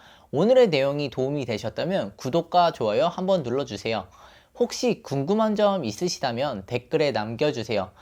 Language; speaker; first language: Korean; native; Korean